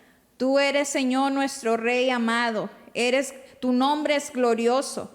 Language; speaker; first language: Spanish; native; Spanish